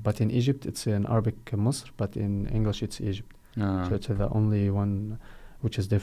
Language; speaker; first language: English; non-native, fluent; Arabic